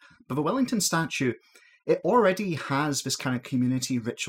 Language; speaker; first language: English; native; English